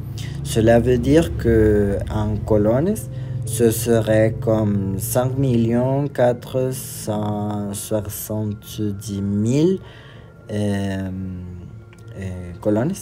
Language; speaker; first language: French; non-native, learner; Spanish